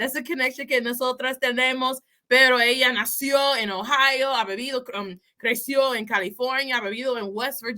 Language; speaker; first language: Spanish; non-native, fluent; English